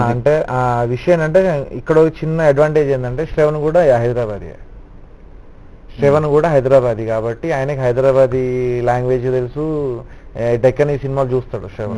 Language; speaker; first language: Telugu; native; Telugu